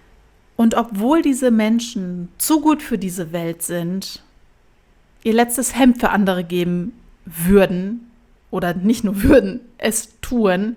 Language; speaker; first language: German; native; German